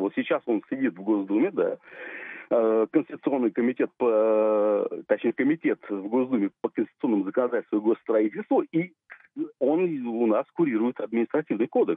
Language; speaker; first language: Russian; native; Russian